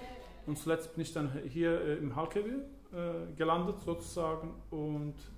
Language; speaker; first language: German; early bilingual, other home language; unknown